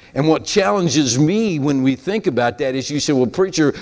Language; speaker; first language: English; native; English